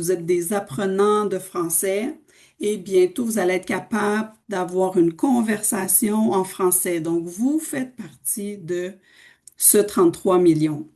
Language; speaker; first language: French; native; French